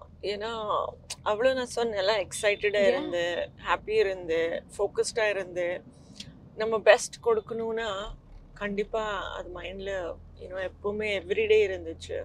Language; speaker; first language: Tamil; non-native, fluent; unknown